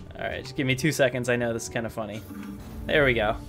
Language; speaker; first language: English; native; English